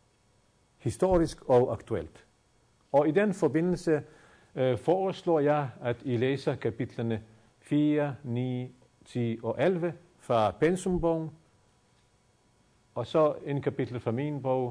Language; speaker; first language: Danish; non-native, fluent; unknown